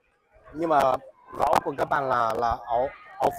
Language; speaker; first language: Vietnamese; non-native, fluent; Chinese